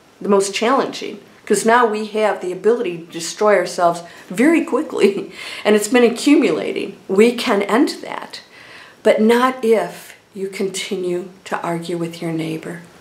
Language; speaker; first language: English; native; English